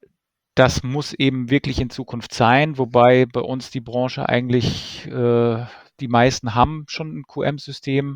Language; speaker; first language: German; native; German